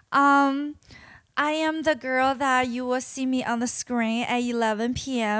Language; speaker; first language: English; non-native, fluent; Chinese